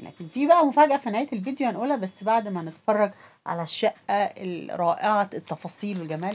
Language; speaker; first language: Arabic; native; Arabic